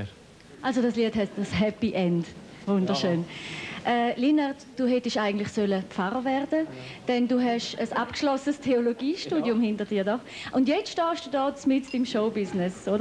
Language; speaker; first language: German; native; German